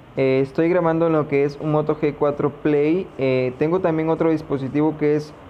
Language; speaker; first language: Spanish; native; Spanish